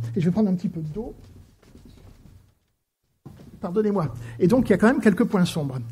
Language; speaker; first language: French; native; French